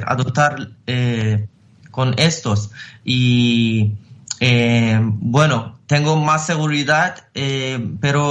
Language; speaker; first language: Spanish; non-native, fluent; Persian